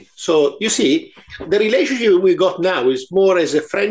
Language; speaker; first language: English; non-native, fluent; Italian